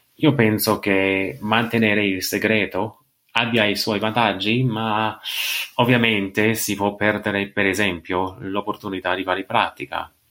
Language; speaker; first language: Italian; non-native, fluent; English